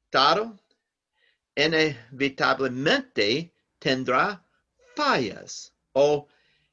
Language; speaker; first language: Spanish; non-native, learner; English